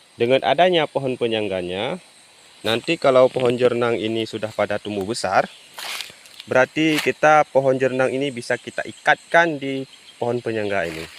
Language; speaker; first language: Indonesian; non-native, local second language; Achinese